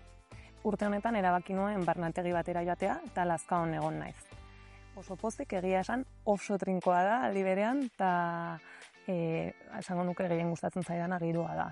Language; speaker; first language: Basque; non-native, fluent; Spanish